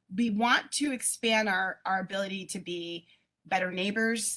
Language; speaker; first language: English; native; English